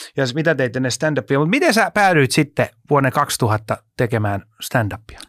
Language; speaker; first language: Finnish; native; Finnish